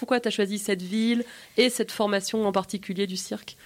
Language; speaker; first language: French; native; French